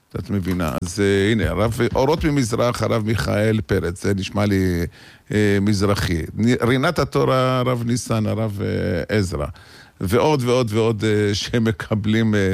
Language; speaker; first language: Hebrew; native; Hebrew